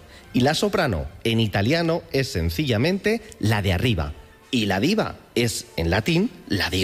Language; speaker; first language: Spanish; native; Spanish